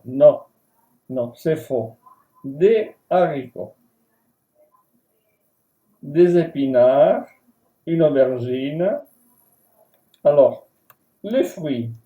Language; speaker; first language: French; non-native, fluent; Spanish